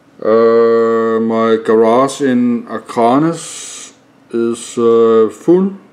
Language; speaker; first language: English; non-native, learner; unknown